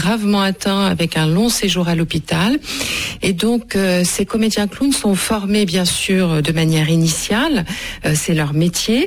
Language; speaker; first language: French; native; French